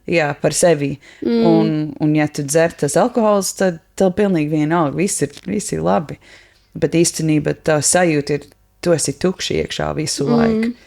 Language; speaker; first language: Latvian; non-native, learner; English